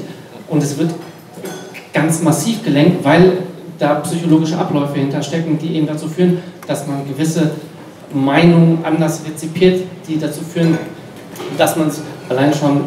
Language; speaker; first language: German; native; German